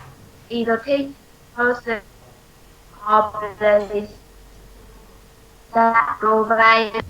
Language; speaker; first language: English; non-native, learner; Vietnamese